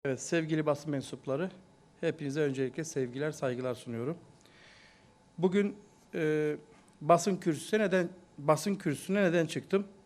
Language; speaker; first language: Turkish; native; Turkish